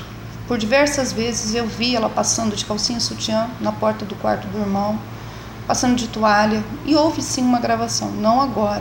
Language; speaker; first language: Portuguese; native; Portuguese